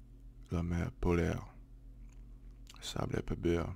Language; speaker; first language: French; non-native, learner; English